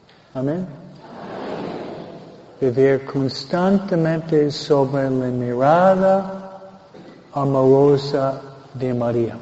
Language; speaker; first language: Spanish; non-native, fluent; English